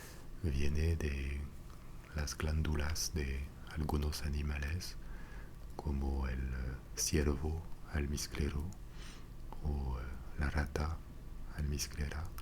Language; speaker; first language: Spanish; non-native, fluent; French